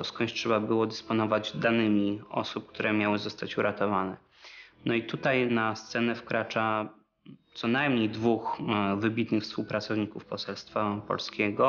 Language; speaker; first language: Polish; native; Polish